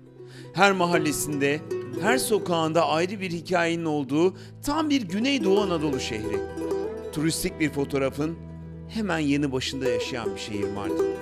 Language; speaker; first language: Turkish; native; Turkish